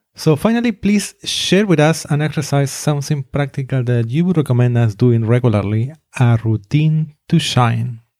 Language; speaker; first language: English; non-native, fluent; Spanish